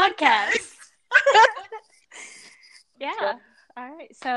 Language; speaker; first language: English; native; English